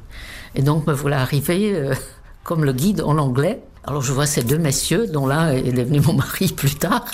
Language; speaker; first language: French; non-native, fluent; Czech